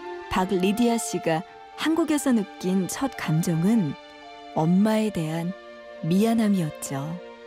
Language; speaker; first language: Korean; native; Korean